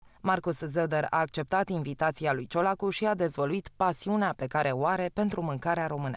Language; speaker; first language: Romanian; native; Romanian